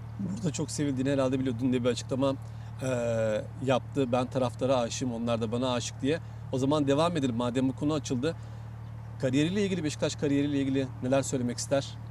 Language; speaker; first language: Turkish; native; Turkish